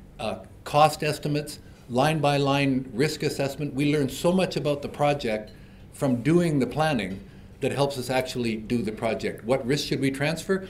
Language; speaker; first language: English; native; English